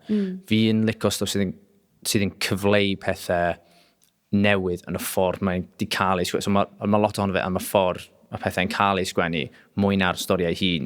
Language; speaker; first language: Welsh; non-native, local second language; English